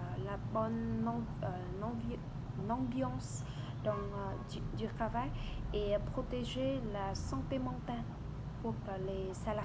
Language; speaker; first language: French; non-native, learner; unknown